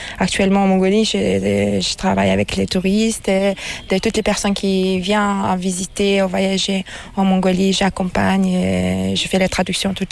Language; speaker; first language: French; non-native, fluent; Mongolian